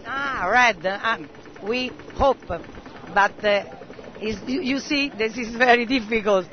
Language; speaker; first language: English; non-native, learner; Italian